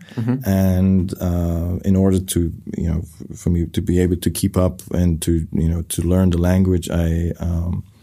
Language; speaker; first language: English; non-native, fluent; Persian